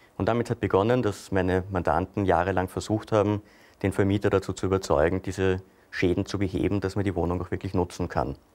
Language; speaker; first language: German; native; German